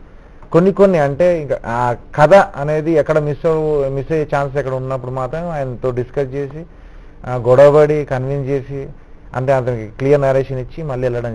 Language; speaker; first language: Telugu; native; Telugu